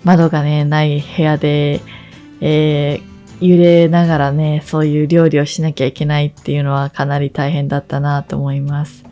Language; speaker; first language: Japanese; native; Japanese